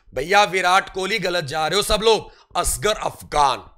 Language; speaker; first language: Hindi; native; Hindi